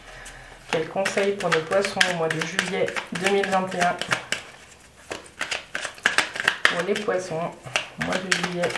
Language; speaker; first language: French; native; French